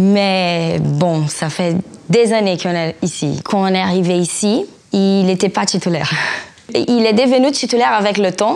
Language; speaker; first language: French; non-native, fluent; Portuguese